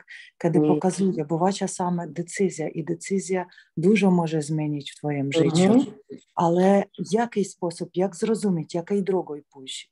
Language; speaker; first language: Polish; non-native, learner; Ukrainian